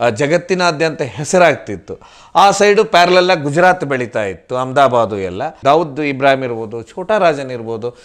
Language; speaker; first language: Kannada; non-native, local second language; Tulu